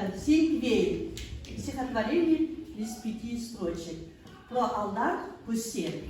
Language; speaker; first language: Russian; non-native, local second language; Kazakh